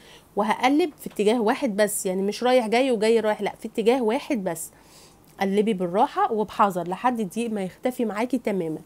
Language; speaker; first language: Arabic; native; Arabic